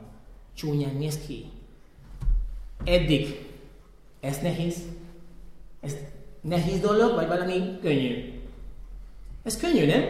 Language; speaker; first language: Hungarian; non-native, fluent; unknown